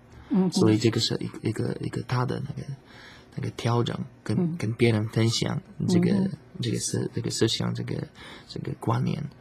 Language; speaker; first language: Chinese; non-native, learner; Slovak